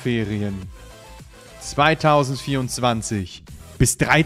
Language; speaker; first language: German; native; German